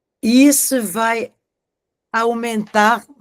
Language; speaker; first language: Portuguese; non-native, fluent; French